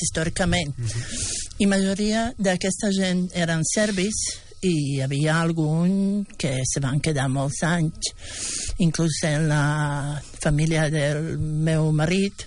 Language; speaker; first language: Catalan; non-native, fluent; Bosnian